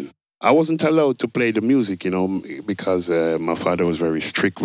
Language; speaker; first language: English; native; English